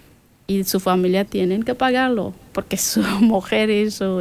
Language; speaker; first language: Spanish; non-native, learner; Persian